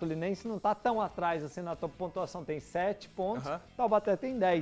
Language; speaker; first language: Portuguese; native; Portuguese